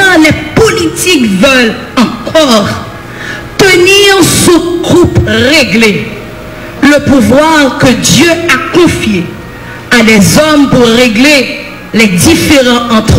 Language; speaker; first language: French; non-native, local second language; Haitian Creole